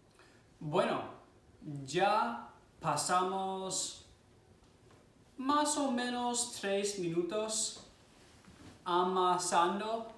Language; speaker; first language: Spanish; non-native, fluent; English